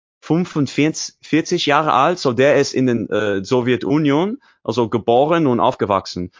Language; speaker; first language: German; non-native, learner; English